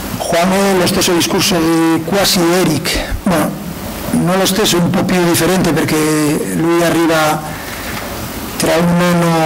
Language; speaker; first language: Italian; non-native, learner; Spanish